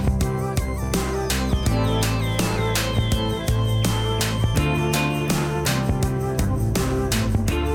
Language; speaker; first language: English; native; English